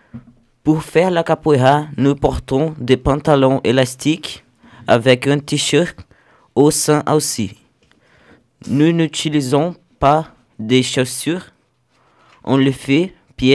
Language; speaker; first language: French; non-native, learner; Portuguese